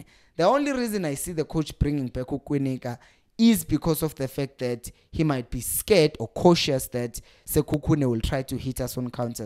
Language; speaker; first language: English; non-native, local second language; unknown